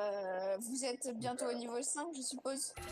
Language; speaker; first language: French; native; French